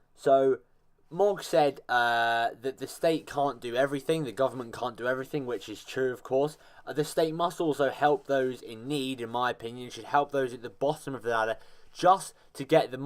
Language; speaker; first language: English; native; English